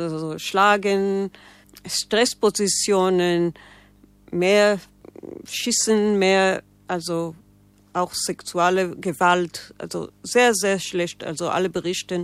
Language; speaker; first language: German; non-native, fluent; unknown